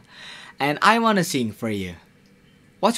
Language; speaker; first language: English; non-native, learner; Indonesian